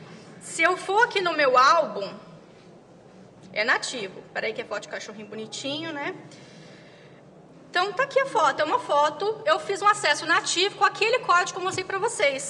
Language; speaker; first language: Portuguese; native; Portuguese